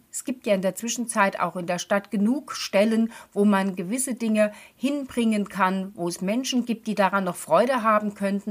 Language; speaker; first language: German; native; German